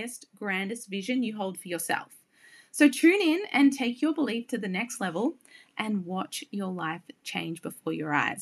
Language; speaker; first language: English; native; English